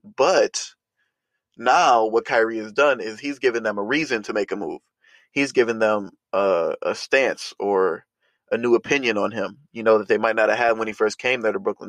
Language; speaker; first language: English; native; English